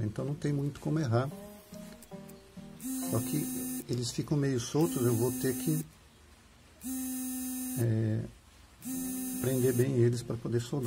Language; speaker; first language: Portuguese; native; Portuguese